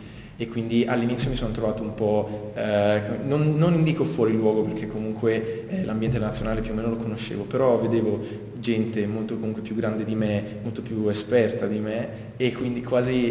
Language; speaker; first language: Italian; native; Italian